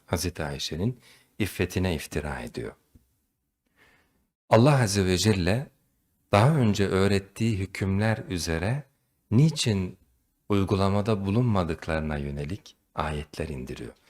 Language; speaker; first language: Turkish; native; Turkish